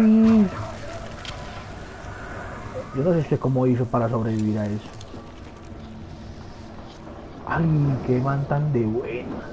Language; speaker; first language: Spanish; native; Spanish